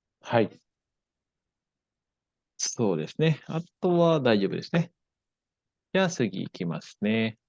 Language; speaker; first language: Japanese; non-native, fluent; Indonesian